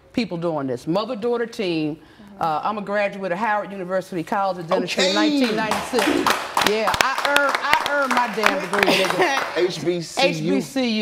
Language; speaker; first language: English; native; English